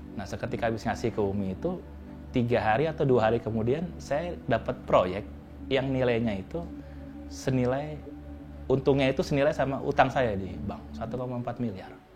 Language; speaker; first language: Indonesian; native; Indonesian